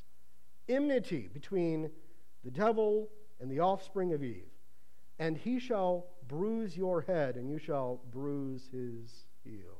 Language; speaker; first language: English; native; English